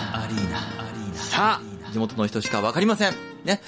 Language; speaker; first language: Japanese; native; Japanese